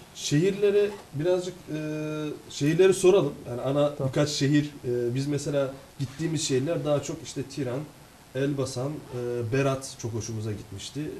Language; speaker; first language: Turkish; native; Turkish